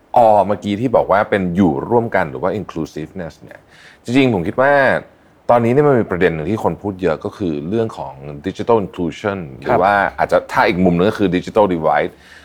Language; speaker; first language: Thai; native; Thai